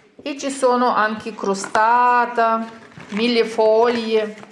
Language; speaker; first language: Italian; non-native, learner; Ukrainian